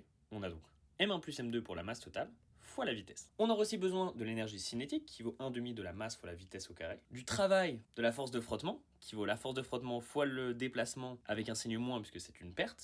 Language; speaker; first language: French; native; French